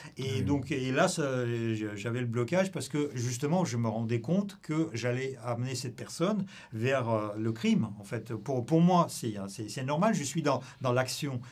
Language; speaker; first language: French; non-native, fluent; Russian